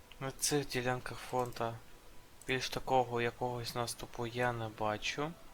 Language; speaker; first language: Ukrainian; non-native, local second language; Russian